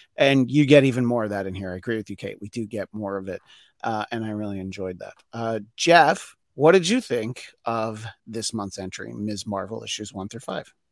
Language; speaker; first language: English; native; English